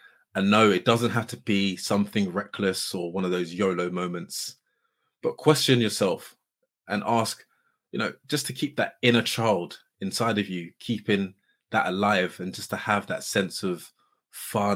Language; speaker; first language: English; native; English